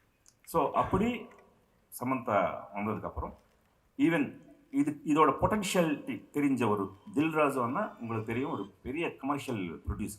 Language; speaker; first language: Tamil; non-native, local second language; Telugu